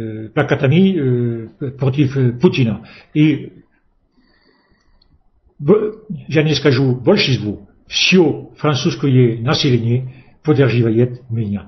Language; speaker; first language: Russian; non-native, fluent; French